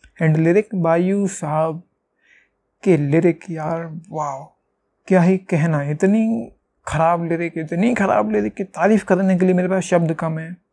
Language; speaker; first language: Hindi; native; Hindi